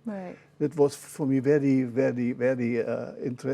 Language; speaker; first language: English; non-native, learner; German